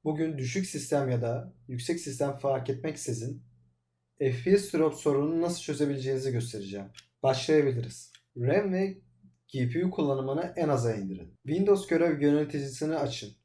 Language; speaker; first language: Turkish; native; Turkish